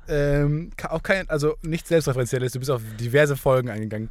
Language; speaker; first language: German; native; German